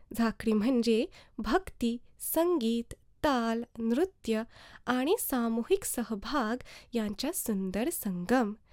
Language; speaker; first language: Marathi; early bilingual, heritage; Marathi